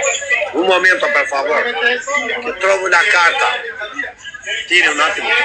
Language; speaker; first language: Italian; non-native, learner; Albanian